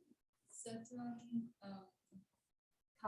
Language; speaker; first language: French; non-native, learner; English